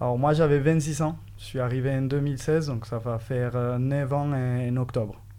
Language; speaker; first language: French; non-native, fluent; Spanish